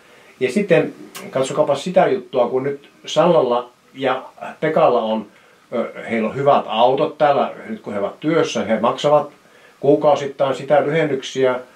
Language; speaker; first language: Finnish; native; Finnish